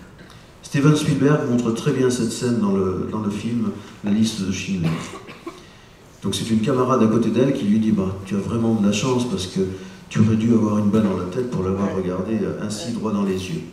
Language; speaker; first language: French; native; French